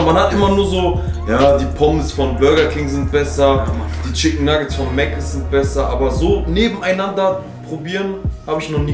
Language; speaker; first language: German; native; German